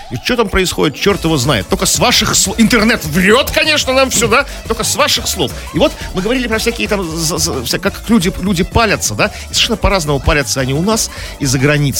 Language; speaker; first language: Russian; native; Russian